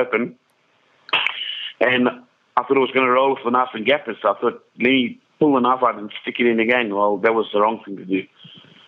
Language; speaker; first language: English; native; English